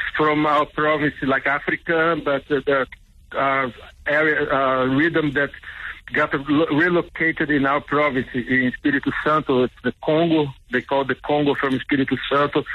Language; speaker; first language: English; non-native, fluent; Portuguese